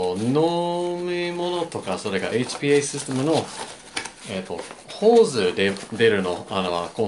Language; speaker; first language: Japanese; non-native, learner; English